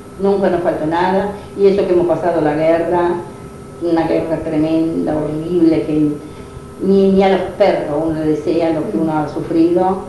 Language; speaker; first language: Spanish; non-native, fluent; Italian